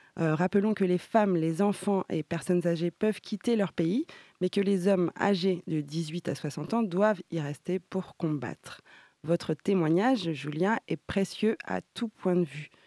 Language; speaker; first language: French; native; French